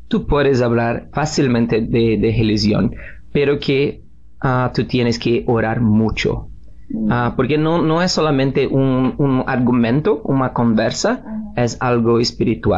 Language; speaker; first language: Spanish; non-native, learner; Portuguese